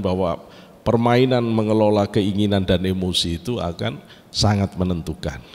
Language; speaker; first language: Indonesian; native; Indonesian